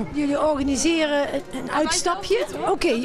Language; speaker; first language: Dutch; native; Dutch